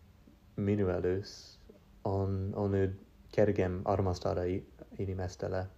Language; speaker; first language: Estonian; non-native, learner; English